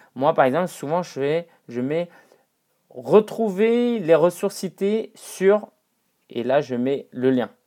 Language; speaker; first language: French; non-native, fluent; Chinese